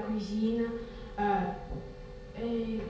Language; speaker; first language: French; non-native, learner; Russian